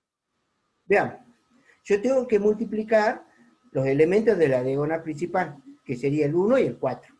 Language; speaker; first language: Spanish; native; Spanish